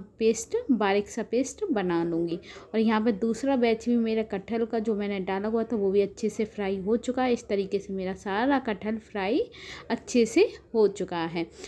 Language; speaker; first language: Hindi; native; Hindi